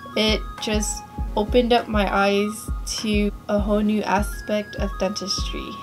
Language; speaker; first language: English; native; English